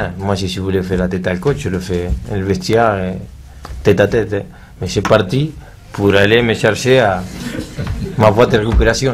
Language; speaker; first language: French; non-native, learner; Spanish